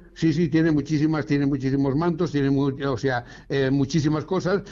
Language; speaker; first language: Spanish; native; Spanish